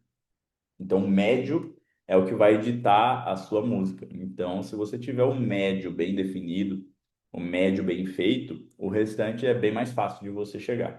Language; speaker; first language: Portuguese; native; Portuguese